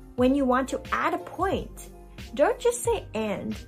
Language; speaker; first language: English; non-native, fluent; Chinese